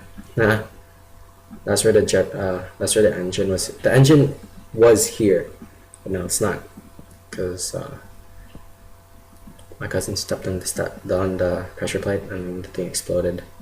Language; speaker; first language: English; native; English